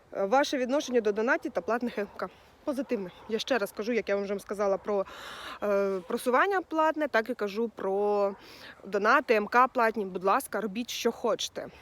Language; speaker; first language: Ukrainian; non-native, local second language; Russian